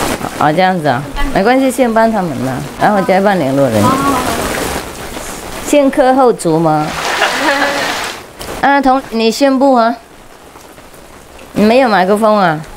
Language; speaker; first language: Chinese; non-native, fluent; Vietnamese